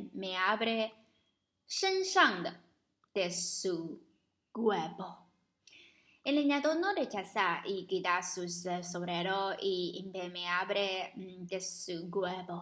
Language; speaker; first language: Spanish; non-native, learner; Chinese